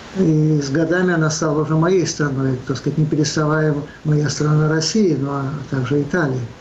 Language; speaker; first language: Russian; native; Russian